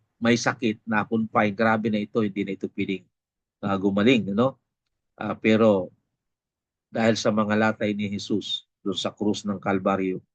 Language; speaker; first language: Filipino; non-native, local second language; Bikol